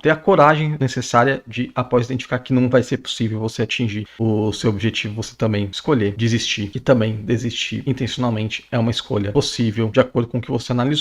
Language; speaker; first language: Portuguese; native; Portuguese